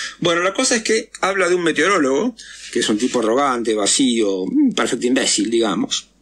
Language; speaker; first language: Spanish; native; Spanish